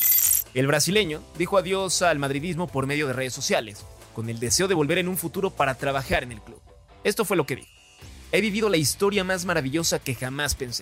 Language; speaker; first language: Spanish; native; Spanish